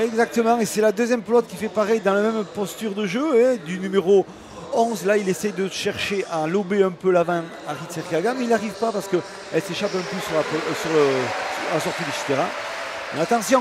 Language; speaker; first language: French; native; French